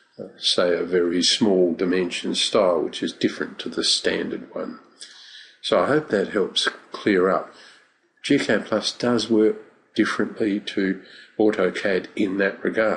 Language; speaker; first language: English; native; English